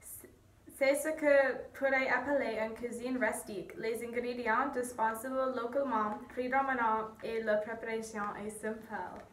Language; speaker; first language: French; non-native, learner; English